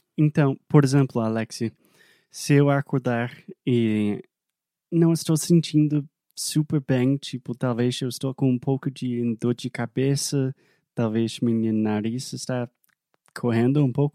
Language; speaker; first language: Portuguese; non-native, fluent; English